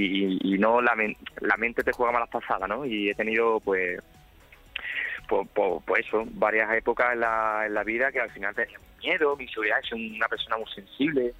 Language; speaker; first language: Spanish; native; Spanish